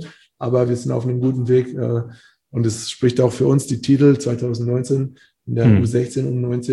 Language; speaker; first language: German; native; German